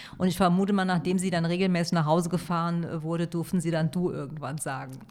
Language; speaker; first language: German; native; German